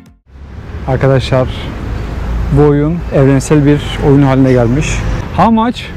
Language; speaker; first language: Turkish; native; Turkish